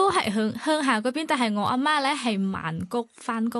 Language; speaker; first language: Cantonese; non-native, fluent; Thai